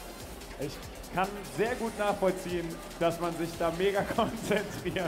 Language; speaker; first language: German; native; German